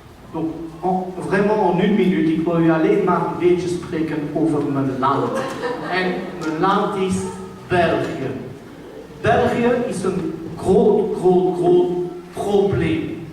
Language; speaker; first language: Dutch; non-native, local second language; French